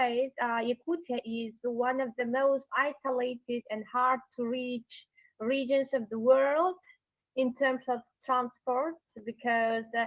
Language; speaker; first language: English; non-native, learner; Yakut